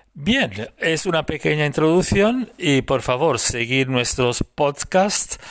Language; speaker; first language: Spanish; non-native, fluent; Italian